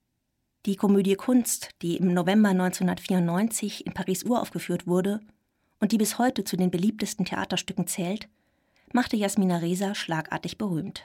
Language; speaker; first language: German; native; German